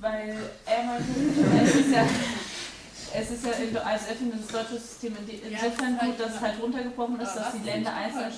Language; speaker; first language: German; native; German